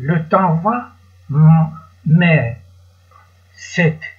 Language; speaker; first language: French; non-native, learner; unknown